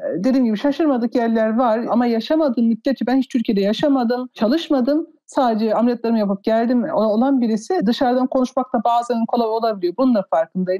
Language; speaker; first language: Turkish; early bilingual, heritage; Turkish